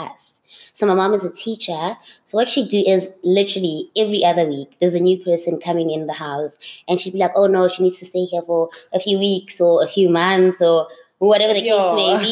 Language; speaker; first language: English; non-native, local second language; Zulu